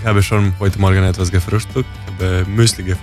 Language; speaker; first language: German; non-native, fluent; Croatian